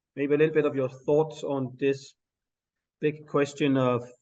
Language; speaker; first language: English; non-native, fluent; Danish